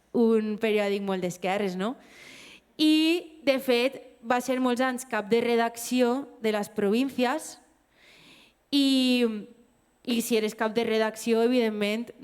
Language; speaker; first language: Catalan; native; Catalan